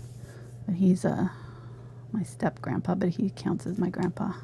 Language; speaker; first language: English; native; English